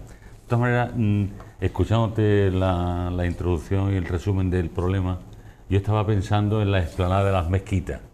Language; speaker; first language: Spanish; native; Spanish